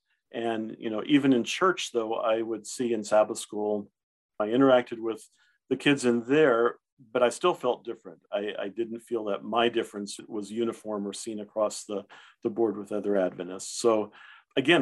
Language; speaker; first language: English; early bilingual, other home language; German